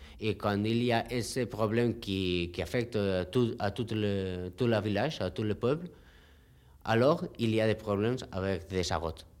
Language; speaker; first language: French; non-native, learner; Spanish